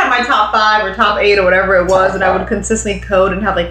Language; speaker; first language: English; non-native, local second language; Swahili